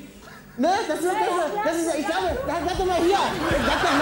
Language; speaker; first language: German; native; German